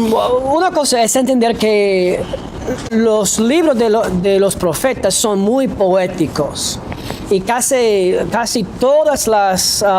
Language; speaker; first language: Spanish; non-native, fluent; English